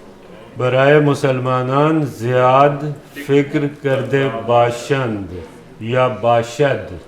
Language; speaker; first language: Persian; non-native, fluent; Urdu